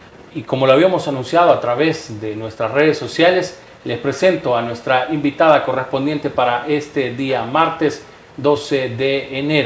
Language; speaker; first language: Spanish; native; Spanish